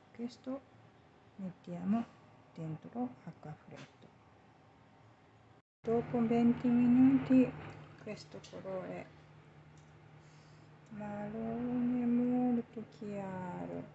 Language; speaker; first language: Italian; non-native, learner; Japanese